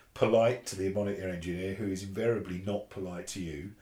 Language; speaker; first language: English; native; English